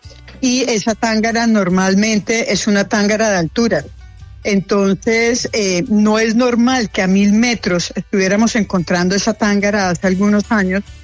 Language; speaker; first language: Spanish; native; Spanish